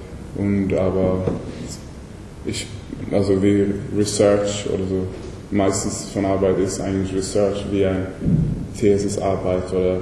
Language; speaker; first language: German; non-native, learner; Swedish